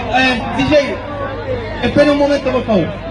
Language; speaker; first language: Spanish; non-native, learner; Haitian Creole